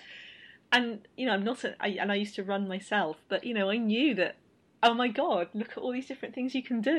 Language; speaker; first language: English; native; English